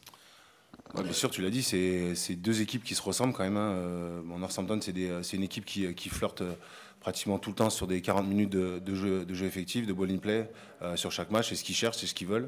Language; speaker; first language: French; native; French